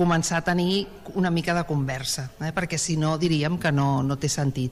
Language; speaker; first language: Catalan; native; Catalan